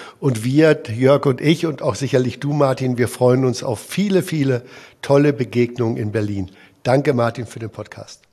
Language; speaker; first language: German; native; German